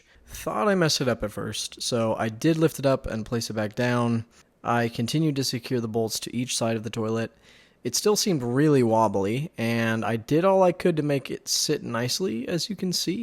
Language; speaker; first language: English; native; English